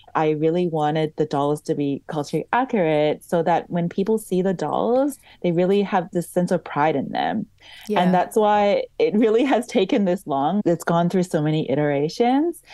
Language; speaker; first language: English; native; English